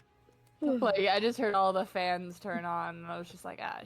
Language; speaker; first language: English; native; English